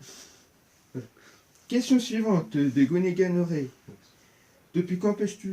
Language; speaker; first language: French; native; French